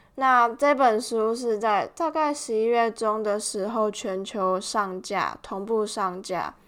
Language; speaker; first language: Chinese; native; Chinese